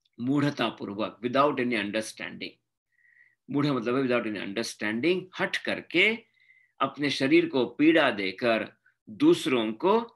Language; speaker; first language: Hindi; non-native, local second language; Marathi